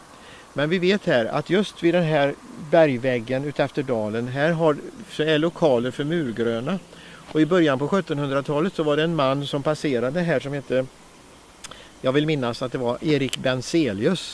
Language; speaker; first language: Swedish; native; Swedish